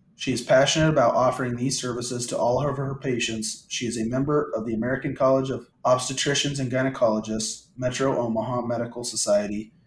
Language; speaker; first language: English; native; English